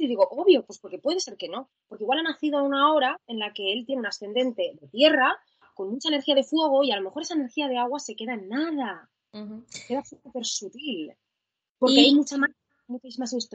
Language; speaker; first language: Spanish; native; Spanish